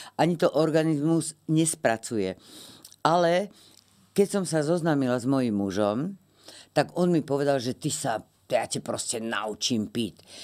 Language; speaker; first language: Slovak; native; Slovak